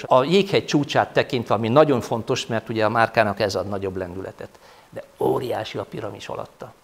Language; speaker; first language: Hungarian; native; Hungarian